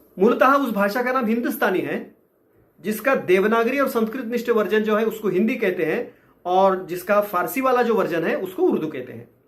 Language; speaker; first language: Hindi; non-native, local second language; Marathi